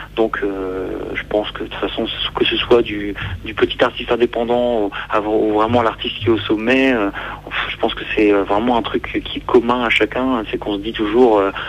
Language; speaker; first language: French; native; French